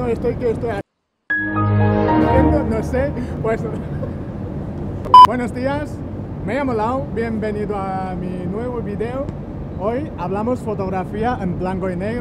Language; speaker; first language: Spanish; non-native, fluent; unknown